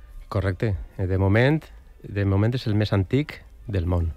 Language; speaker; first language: Catalan; non-native, local second language; Spanish